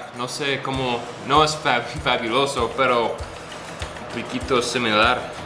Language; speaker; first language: Spanish; non-native, learner; English